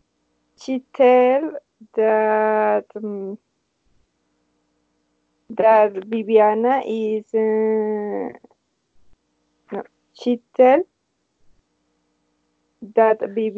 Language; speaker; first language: English; non-native, learner; Spanish